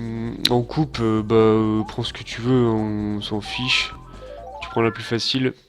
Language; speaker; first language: French; native; French